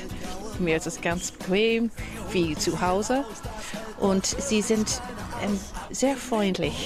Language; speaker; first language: German; non-native, learner; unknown